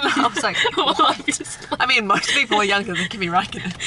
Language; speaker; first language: English; native; English